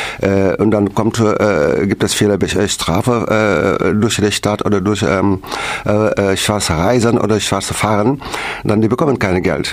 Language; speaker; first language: German; non-native, learner; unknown